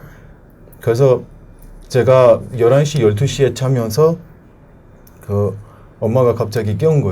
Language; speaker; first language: Korean; non-native, learner; Persian